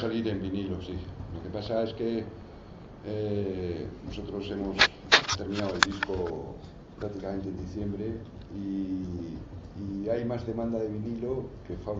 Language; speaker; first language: Spanish; native; Spanish